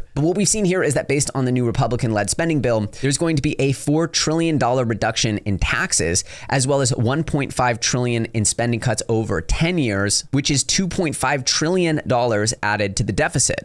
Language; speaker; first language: English; native; English